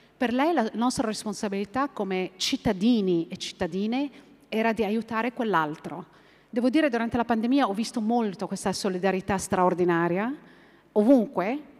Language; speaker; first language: Italian; non-native, fluent; Arabic